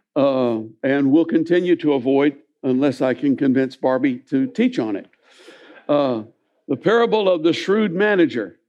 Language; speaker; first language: English; native; English